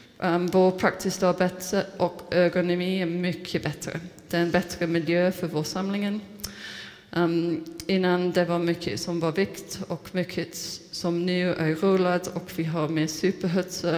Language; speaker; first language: Swedish; non-native, fluent; English